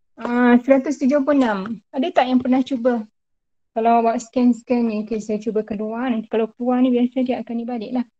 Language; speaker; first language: Malay; native; Malay